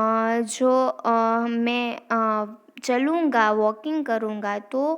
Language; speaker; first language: Hindi; non-native, local second language; Gujarati